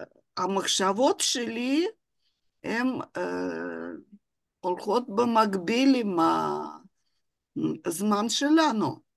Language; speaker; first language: Hebrew; non-native, fluent; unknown